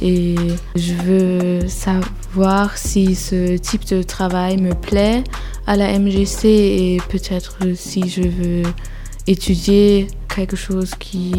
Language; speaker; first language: French; non-native, learner; German